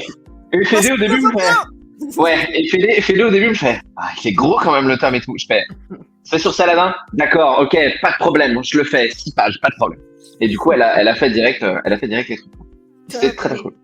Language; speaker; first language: French; native; French